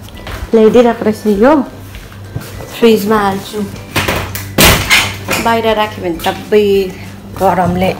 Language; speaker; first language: Hebrew; non-native, learner; Nepali